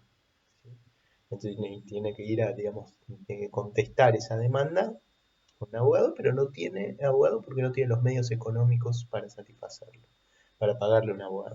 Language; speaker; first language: Spanish; native; Spanish